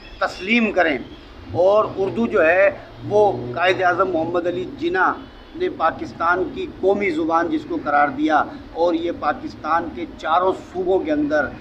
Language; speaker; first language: Urdu; native; Urdu